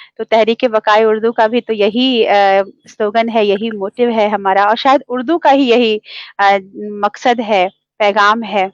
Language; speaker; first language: Hindi; native; Hindi